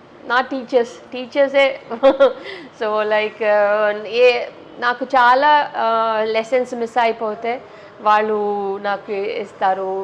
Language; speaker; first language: Telugu; non-native, learner; Malayalam